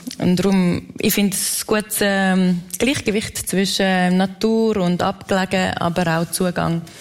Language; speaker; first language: German; native; German